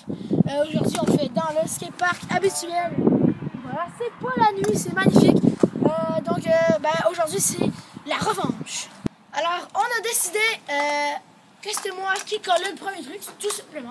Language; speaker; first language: French; native; French